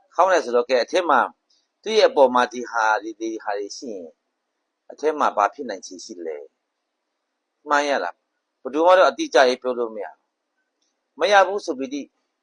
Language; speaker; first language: Burmese; non-native, local second language; Kachin